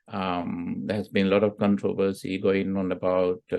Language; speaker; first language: English; non-native, local second language; Sinhala